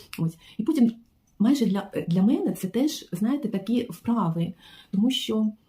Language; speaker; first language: Ukrainian; non-native, local second language; Russian